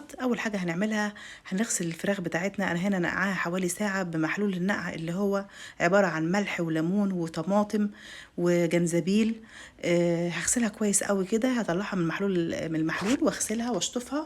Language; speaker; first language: Arabic; native; Arabic